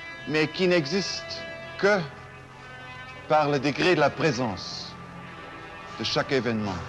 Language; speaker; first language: French; non-native, fluent; German